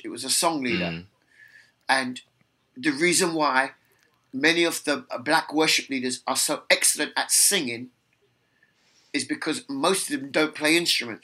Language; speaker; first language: English; native; English